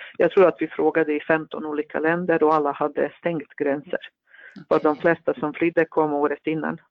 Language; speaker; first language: Swedish; non-native, fluent; Bosnian